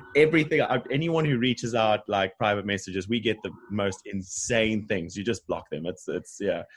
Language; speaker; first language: English; native; English